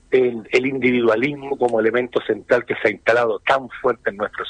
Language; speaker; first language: Spanish; native; Spanish